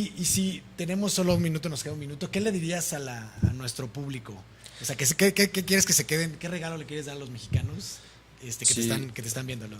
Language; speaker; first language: Spanish; native; Spanish